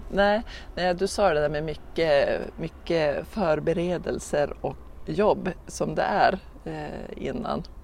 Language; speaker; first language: Swedish; native; Swedish